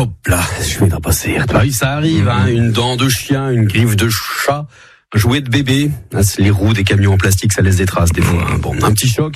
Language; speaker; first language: French; native; French